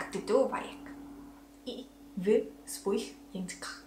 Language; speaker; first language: Polish; non-native, learner; Korean